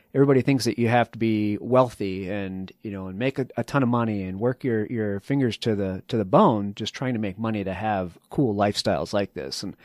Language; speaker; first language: English; native; English